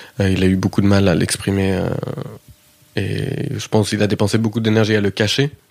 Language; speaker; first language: French; early bilingual, heritage; French